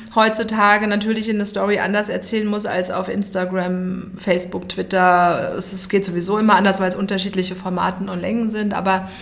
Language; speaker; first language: German; native; German